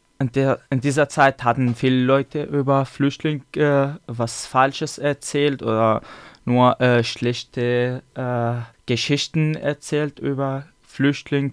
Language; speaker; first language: German; non-native, learner; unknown